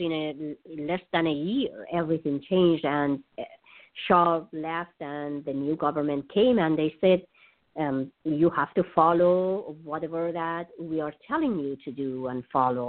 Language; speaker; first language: English; non-native, fluent; Persian